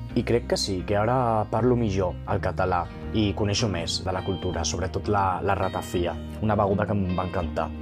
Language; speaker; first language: Catalan; non-native, local second language; Spanish